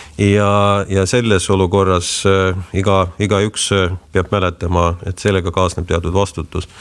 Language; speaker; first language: Estonian; non-native, local second language; Russian